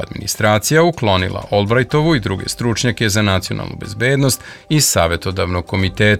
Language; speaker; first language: Serbian; native; Serbian